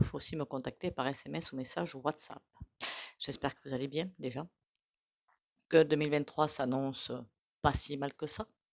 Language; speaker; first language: French; native; French